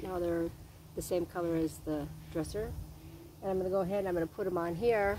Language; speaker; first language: English; native; English